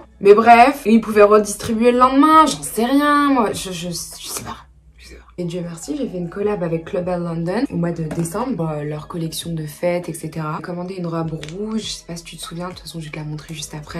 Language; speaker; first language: French; native; French